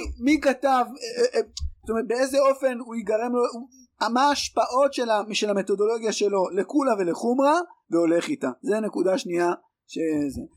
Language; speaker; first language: Hebrew; native; Hebrew